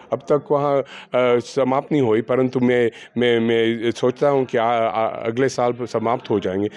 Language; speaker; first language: Hindi; non-native, fluent; Gujarati